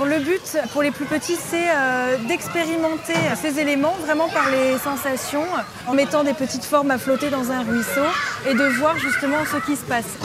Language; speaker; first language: French; native; French